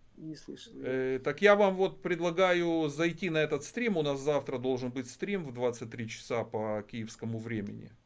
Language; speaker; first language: Russian; native; Russian